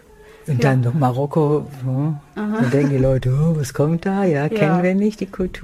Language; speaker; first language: German; native; German